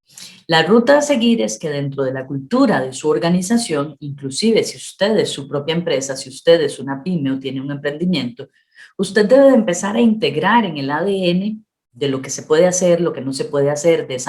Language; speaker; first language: Spanish; native; Spanish